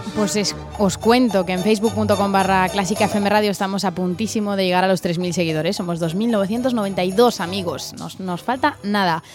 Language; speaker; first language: Spanish; native; Spanish